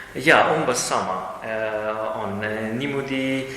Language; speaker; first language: Estonian; non-native, learner; Pashto